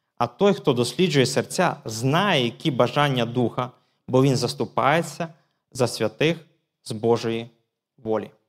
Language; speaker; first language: Ukrainian; native; Ukrainian